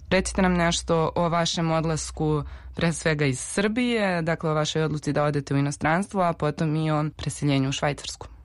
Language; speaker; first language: Serbian; native; Serbian